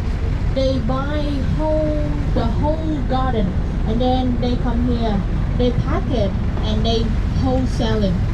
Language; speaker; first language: English; non-native, fluent; Vietnamese